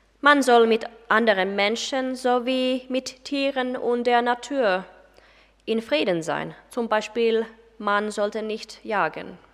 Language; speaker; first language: German; non-native, fluent; Finnish